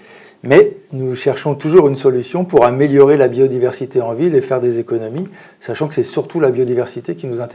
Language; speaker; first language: French; native; French